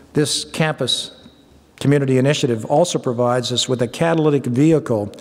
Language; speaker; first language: English; native; English